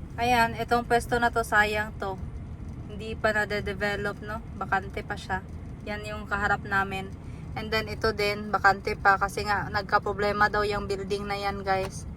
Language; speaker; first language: Filipino; non-native, local second language; Cebuano